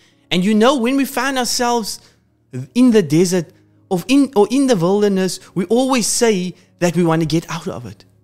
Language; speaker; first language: English; non-native, local second language; Afrikaans